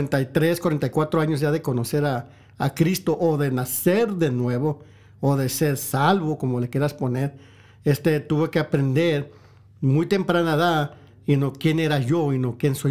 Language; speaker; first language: Spanish; early bilingual, heritage; Spanish